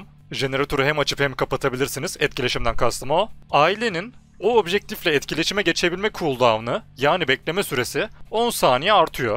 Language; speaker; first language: Turkish; native; Turkish